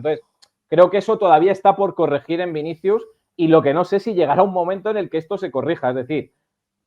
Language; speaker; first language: Spanish; native; Spanish